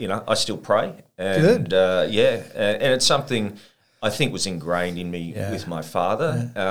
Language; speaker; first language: English; native; English